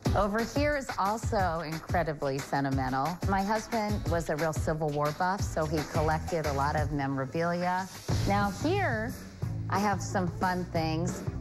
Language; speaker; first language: English; native; English